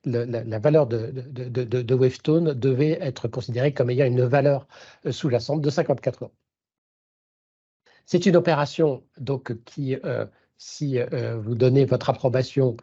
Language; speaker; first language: French; native; French